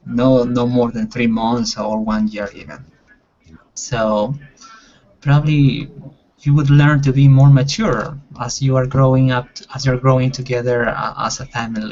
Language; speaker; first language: English; non-native, fluent; Spanish